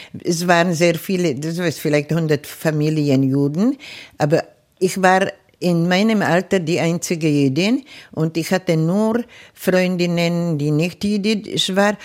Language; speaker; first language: German; non-native, fluent; Czech